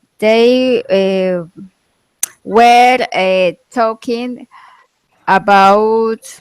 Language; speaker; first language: English; non-native, learner; Spanish